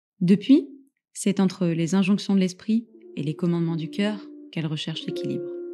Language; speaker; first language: French; native; French